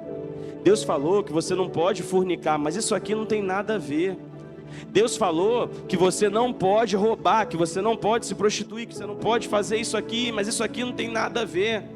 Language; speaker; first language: Portuguese; native; Portuguese